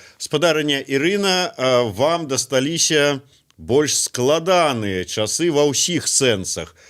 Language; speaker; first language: Belarusian; native; Belarusian